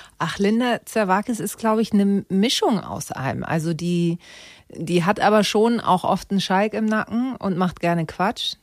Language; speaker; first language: German; native; German